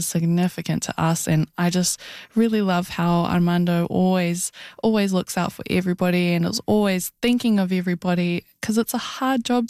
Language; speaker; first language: English; native; English